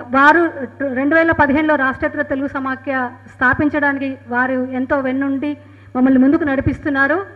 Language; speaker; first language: Telugu; native; Telugu